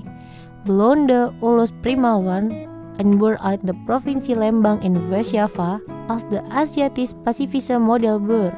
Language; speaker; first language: Dutch; non-native, fluent; Indonesian